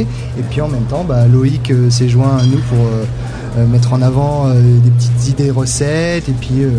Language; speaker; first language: French; native; French